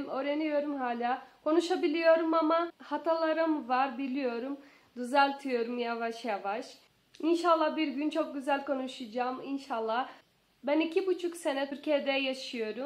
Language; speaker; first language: Turkish; non-native, learner; Portuguese